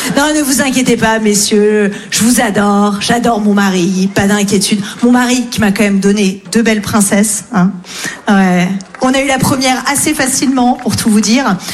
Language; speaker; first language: French; native; French